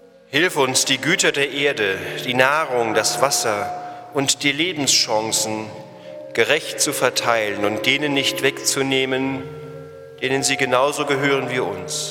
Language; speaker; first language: German; native; German